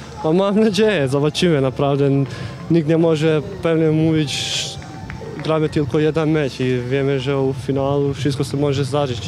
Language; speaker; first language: Polish; non-native, fluent; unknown